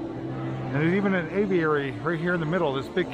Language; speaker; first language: English; native; English